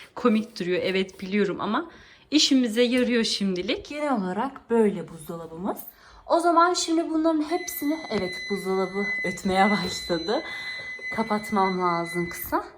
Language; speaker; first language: Turkish; early bilingual, heritage; Turkish